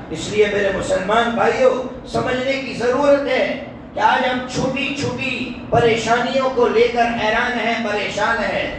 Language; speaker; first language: Urdu; non-native, local second language; Gujarati